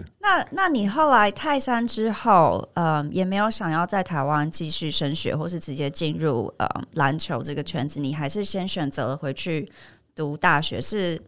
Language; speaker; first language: Chinese; native; Chinese